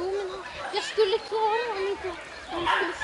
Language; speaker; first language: Swedish; early bilingual, other home language; Achinese